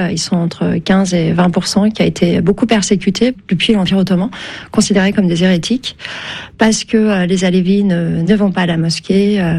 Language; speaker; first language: French; early bilingual, other home language; Turkish